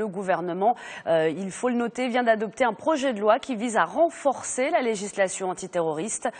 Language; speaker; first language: French; non-native, local second language; Arabic